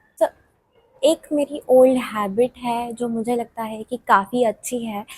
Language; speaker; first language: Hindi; non-native, local second language; Marathi